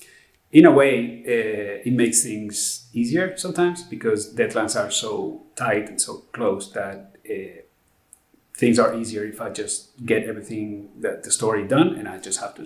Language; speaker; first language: English; non-native, fluent; Spanish